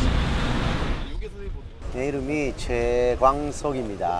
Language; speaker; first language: Korean; early bilingual, heritage; Japanese